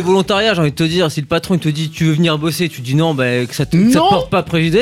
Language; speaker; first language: French; native; French